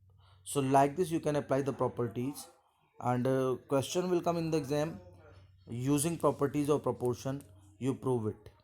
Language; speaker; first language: English; non-native, local second language; Hindi